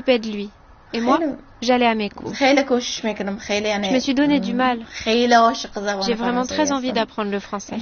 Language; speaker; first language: French; non-native, fluent; Persian